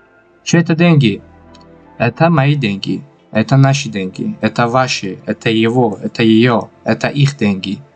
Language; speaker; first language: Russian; non-native, local second language; Tajik